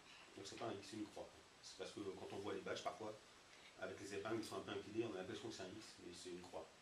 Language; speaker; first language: French; native; French